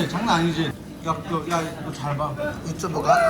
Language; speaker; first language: Korean; native; Korean